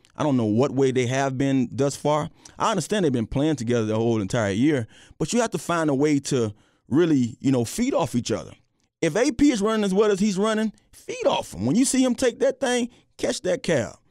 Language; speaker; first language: English; native; English